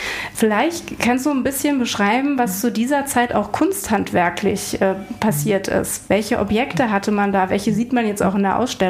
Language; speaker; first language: German; native; German